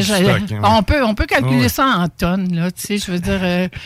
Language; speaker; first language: French; native; French